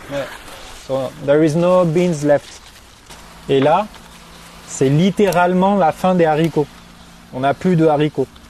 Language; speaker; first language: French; native; French